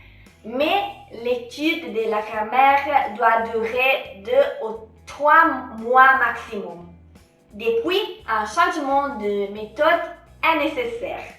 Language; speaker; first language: French; non-native, fluent; Italian